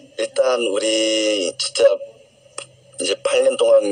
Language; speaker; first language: Korean; non-native, fluent; English